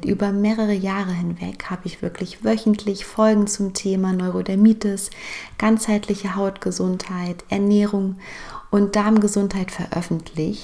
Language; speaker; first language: German; native; German